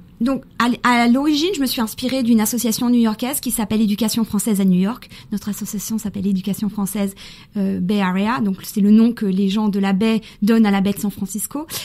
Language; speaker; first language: French; early bilingual, other home language; Spanish